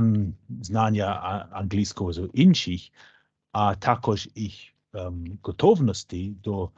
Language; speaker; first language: Ukrainian; non-native, learner; English